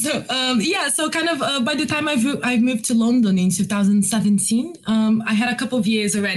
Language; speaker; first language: English; non-native, fluent; Portuguese